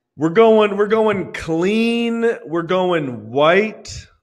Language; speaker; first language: English; native; English